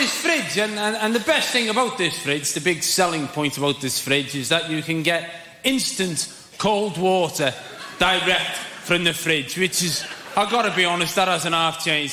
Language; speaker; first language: English; native; English